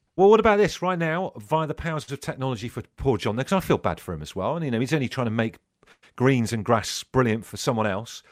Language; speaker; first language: English; native; English